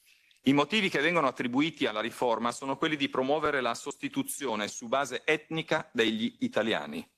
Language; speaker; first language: Italian; native; Italian